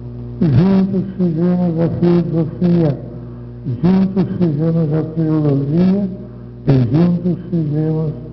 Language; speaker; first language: Portuguese; non-native, fluent; Dutch